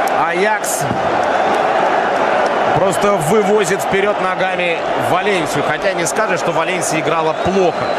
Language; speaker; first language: Russian; native; Russian